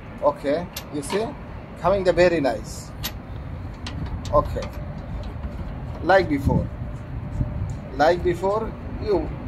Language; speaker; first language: English; non-native, learner; Bangla